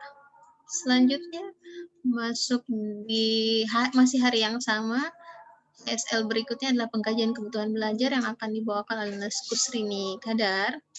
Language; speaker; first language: Indonesian; native; Indonesian